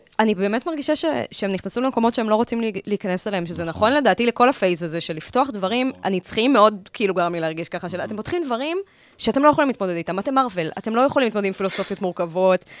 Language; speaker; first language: Hebrew; native; Hebrew